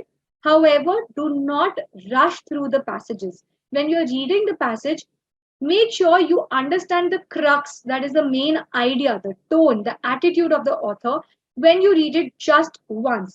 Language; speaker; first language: English; non-native, local second language; Hindi